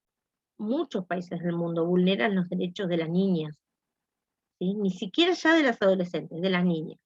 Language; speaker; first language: Spanish; native; Spanish